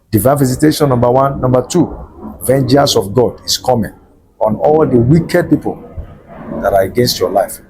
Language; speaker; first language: English; non-native, local second language; Yoruba